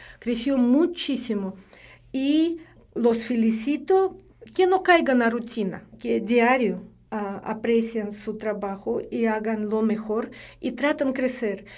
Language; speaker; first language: Spanish; non-native, fluent; Russian